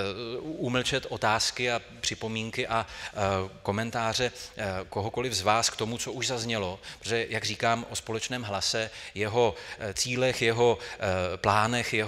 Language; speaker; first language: Czech; native; Czech